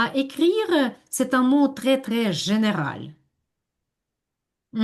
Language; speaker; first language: French; non-native, fluent; Ukrainian